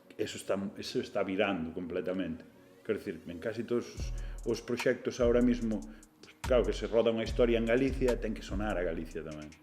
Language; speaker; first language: Galician; native; Galician